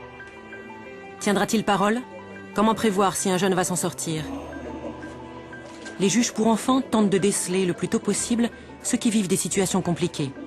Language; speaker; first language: French; native; French